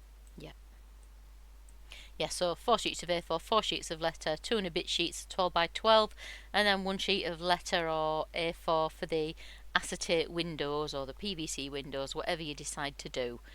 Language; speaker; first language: English; native; English